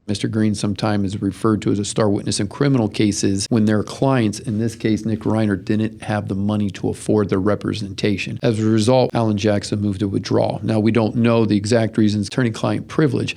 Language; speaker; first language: English; native; English